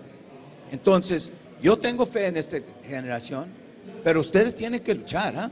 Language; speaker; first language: Spanish; early bilingual, heritage; English